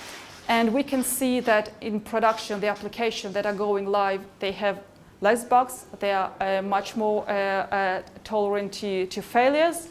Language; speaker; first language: English; non-native, fluent; Hebrew